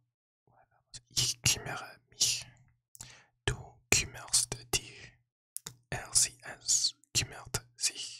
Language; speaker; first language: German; non-native, learner; English